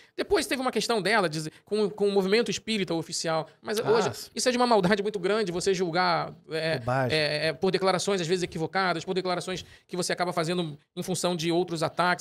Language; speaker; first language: Portuguese; native; Portuguese